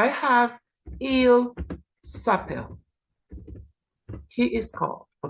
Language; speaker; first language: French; non-native, learner; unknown